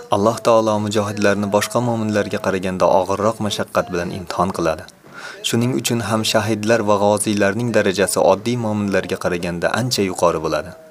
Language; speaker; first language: Uzbek; native; Uzbek